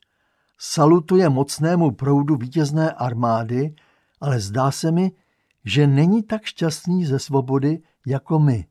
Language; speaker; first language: Czech; native; Czech